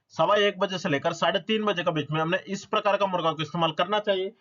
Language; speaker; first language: Hindi; non-native, local second language; Telugu